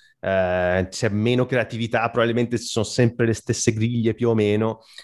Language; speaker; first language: Italian; native; Italian